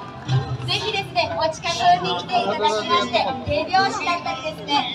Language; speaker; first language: Japanese; native; Japanese